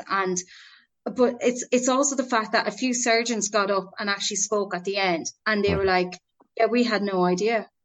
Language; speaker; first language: English; native; English